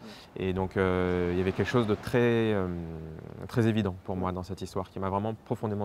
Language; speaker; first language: French; native; French